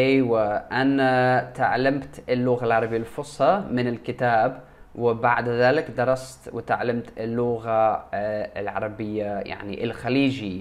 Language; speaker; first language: Arabic; non-native, learner; English